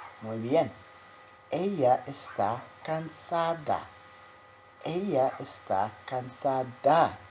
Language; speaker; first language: Spanish; non-native, fluent; English